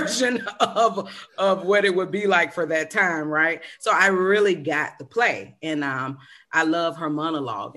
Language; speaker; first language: English; native; English